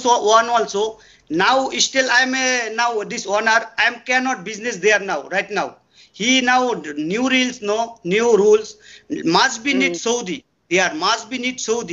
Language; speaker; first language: English; non-native, learner; Bangla